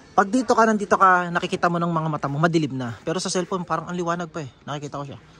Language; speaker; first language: Filipino; native; Filipino